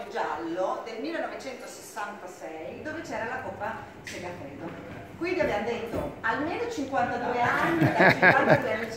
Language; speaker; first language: Italian; native; Italian